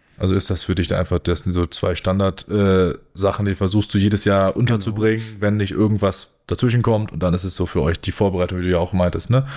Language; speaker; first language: German; native; German